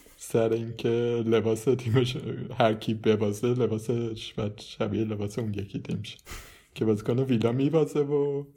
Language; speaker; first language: Persian; native; Persian